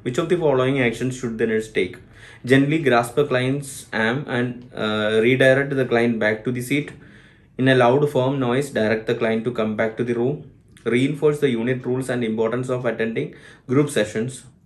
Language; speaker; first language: English; non-native, local second language; Malayalam